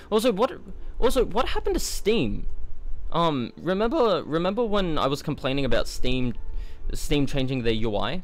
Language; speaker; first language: English; native; English